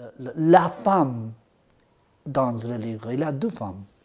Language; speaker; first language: French; non-native, learner; Spanish